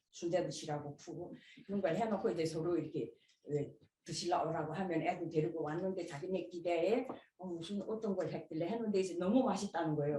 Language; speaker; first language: Korean; native; Korean